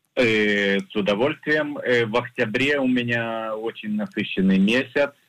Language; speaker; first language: Russian; native; Russian